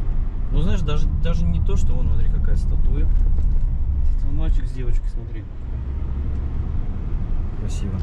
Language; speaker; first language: Russian; native; Russian